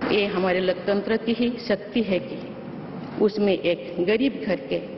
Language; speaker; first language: Hindi; non-native, local second language; Santali